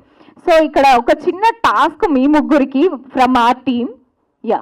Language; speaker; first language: Telugu; native; Telugu